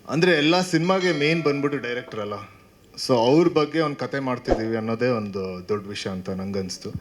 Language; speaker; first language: Kannada; native; Kannada